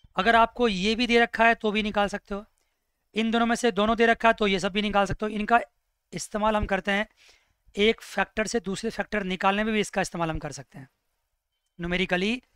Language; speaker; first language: Hindi; native; Hindi